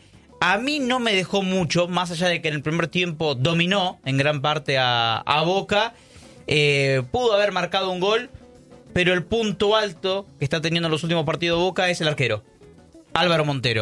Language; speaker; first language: Spanish; native; Spanish